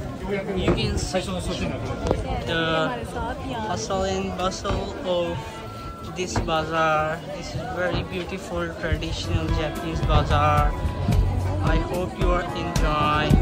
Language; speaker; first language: English; non-native, local second language; Urdu